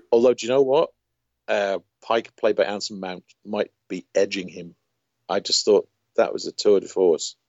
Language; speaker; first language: English; native; English